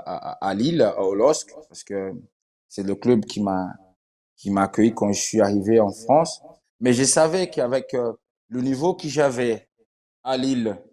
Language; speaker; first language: French; non-native, fluent; Portuguese